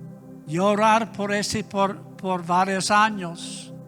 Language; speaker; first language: Spanish; non-native, learner; English